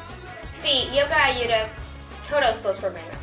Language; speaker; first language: Spanish; non-native, learner; English